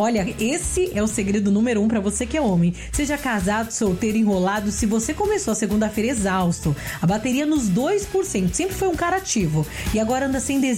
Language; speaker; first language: Portuguese; native; Portuguese